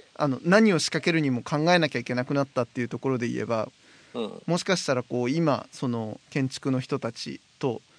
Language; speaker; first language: Japanese; native; Japanese